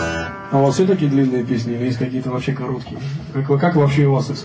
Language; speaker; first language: Russian; native; Russian